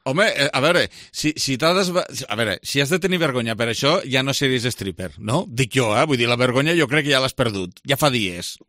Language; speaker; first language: Catalan; native; Catalan